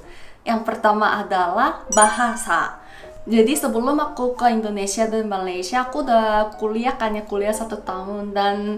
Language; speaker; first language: Indonesian; non-native, fluent; Korean